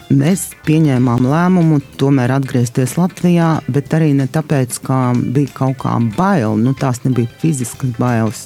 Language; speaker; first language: Latvian; non-native, local second language; Russian